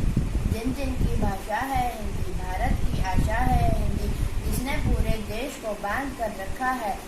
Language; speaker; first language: Hindi; native; Hindi